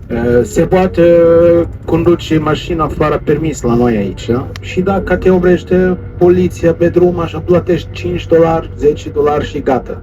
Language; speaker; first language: Romanian; non-native, learner; Arabic